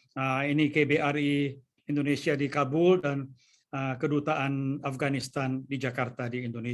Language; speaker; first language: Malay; non-native, local second language; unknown